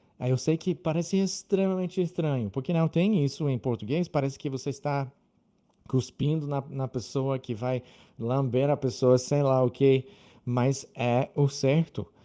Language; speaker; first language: Portuguese; non-native, fluent; English